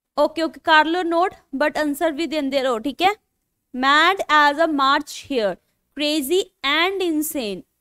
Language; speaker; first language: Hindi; non-native, local second language; Punjabi